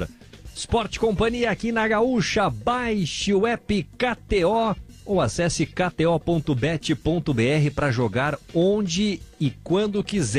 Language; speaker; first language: Portuguese; native; Portuguese